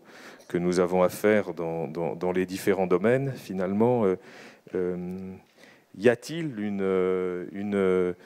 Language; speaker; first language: French; native; French